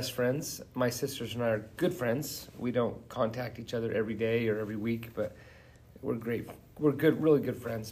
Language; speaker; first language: English; native; English